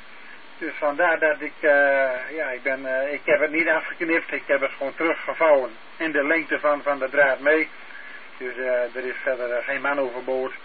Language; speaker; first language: Dutch; native; Dutch